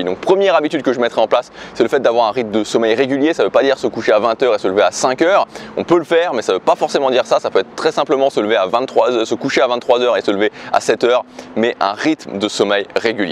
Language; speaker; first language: French; native; French